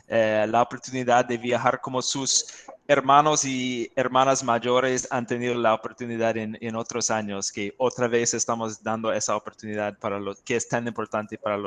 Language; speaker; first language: Spanish; non-native, fluent; English